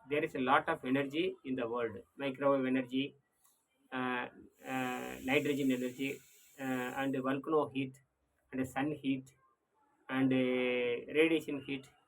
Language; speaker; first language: English; non-native, local second language; Tamil